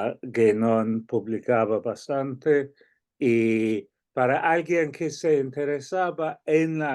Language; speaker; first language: Spanish; non-native, fluent; English